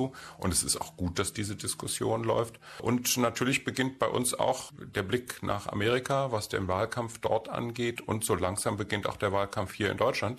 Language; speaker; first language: German; native; German